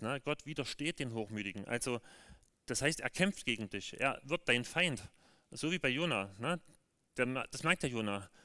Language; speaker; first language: German; native; German